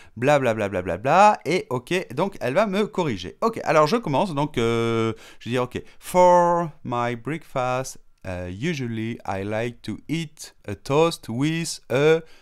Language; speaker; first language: French; native; French